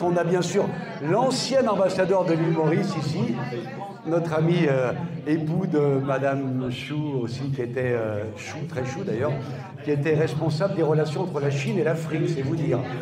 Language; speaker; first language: French; native; French